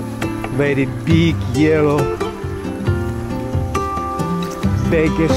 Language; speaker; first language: English; non-native, learner; Russian